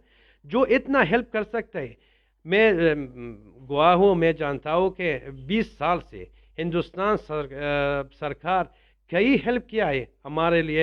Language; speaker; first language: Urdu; non-native, learner; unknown